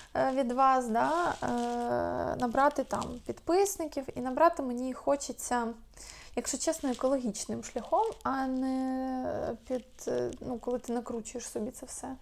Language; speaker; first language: Ukrainian; non-native, local second language; Russian